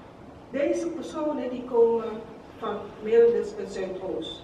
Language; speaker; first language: Dutch; non-native, local second language; Javanese